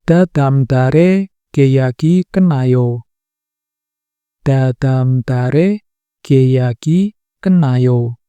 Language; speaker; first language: Korean; non-native, fluent; Indonesian